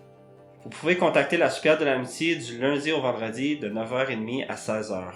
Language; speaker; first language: French; native; French